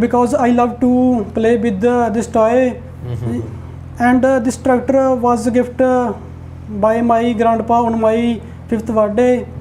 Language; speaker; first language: English; non-native, learner; Punjabi